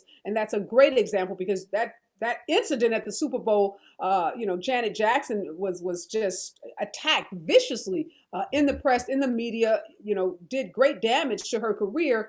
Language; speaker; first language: English; native; English